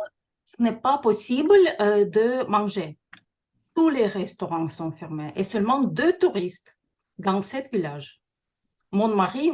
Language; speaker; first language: French; non-native, learner; Russian